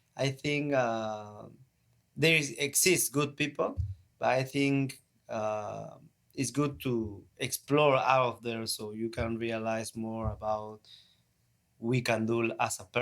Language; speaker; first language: English; non-native, learner; Spanish